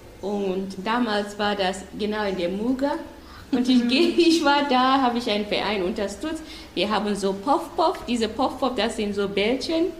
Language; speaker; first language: German; non-native, fluent; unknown